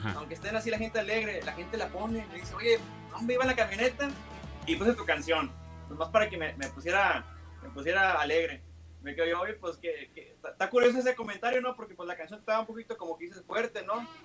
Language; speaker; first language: Spanish; early bilingual, heritage; Spanish